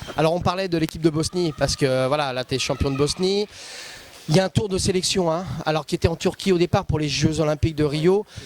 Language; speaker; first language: French; native; French